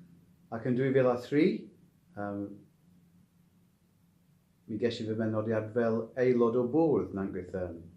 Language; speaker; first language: Welsh; non-native, learner; English